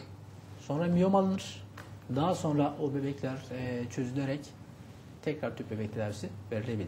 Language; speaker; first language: Turkish; native; Turkish